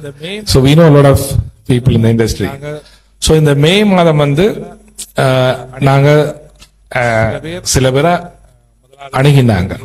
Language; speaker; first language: Tamil; native; Tamil